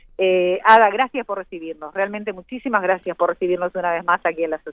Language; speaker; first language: Spanish; native; Spanish